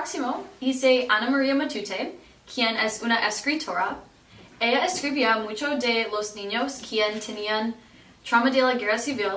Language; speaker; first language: Spanish; non-native, learner; English